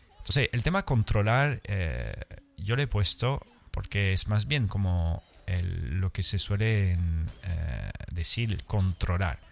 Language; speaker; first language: Spanish; non-native, fluent; French